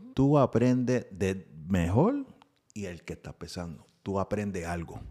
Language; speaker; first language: Spanish; early bilingual, heritage; Spanish